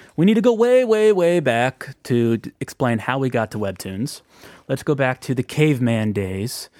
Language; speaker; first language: English; native; English